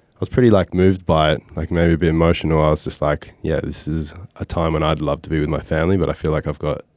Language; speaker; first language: English; native; English